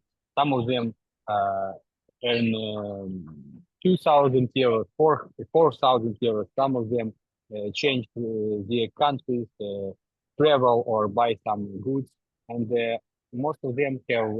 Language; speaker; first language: English; non-native, learner; Ukrainian